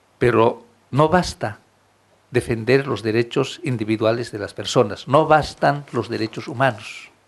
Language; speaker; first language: Spanish; non-native, local second language; Aymara